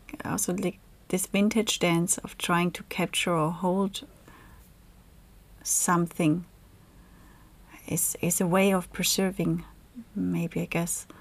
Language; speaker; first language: English; non-native, fluent; German